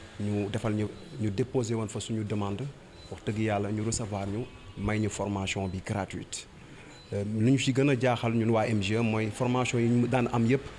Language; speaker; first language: Wolof; native; Wolof